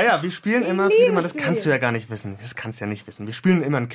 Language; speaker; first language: German; native; German